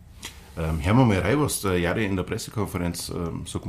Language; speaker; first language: German; native; German